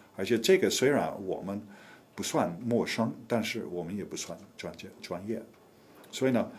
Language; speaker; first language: Chinese; non-native, fluent; English